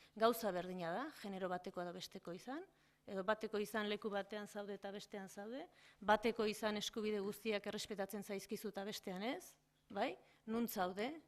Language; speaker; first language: Basque; native; Basque